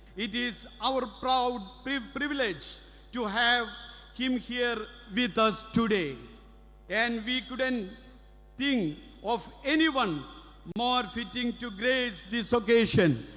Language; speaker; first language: English; non-native, local second language; Malayalam